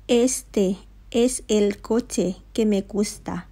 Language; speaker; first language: Spanish; non-native, fluent; Thai